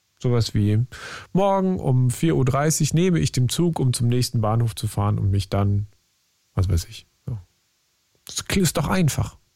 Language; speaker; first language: German; native; German